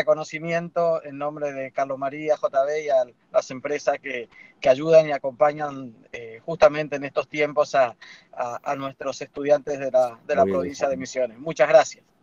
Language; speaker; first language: Spanish; native; Spanish